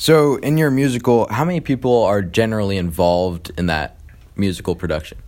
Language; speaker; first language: English; native; English